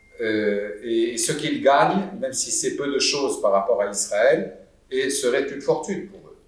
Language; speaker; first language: French; non-native, local second language; Arabic